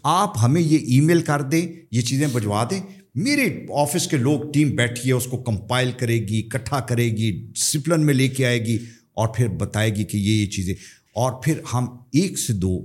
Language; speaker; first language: Urdu; native; Urdu